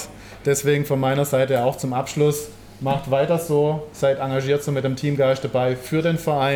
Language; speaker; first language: German; native; German